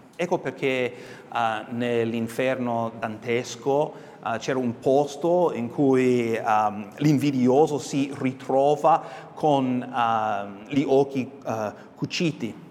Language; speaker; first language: Italian; non-native, fluent; English